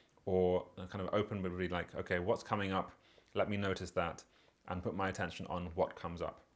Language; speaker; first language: English; native; English